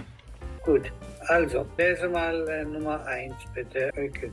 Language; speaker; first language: German; non-native, fluent; Greek